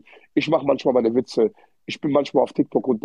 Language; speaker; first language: German; early bilingual, other home language; Arabic